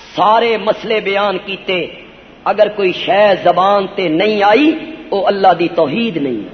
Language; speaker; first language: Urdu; non-native, local second language; Punjabi